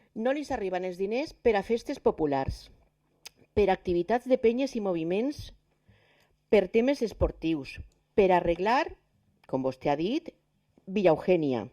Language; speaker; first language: Catalan; non-native, local second language; Spanish